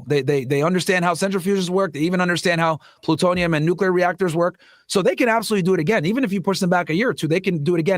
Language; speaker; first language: English; native; English